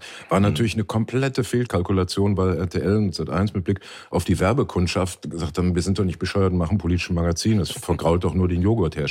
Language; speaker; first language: German; native; German